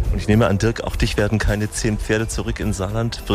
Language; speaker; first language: German; native; German